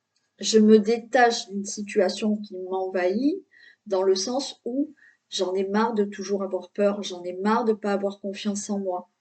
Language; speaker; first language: French; native; French